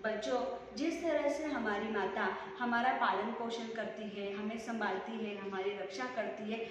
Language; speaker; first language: Hindi; non-native, local second language; Marathi